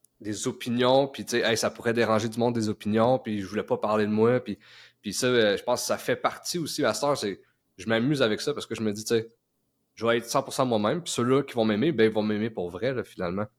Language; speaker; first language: French; native; French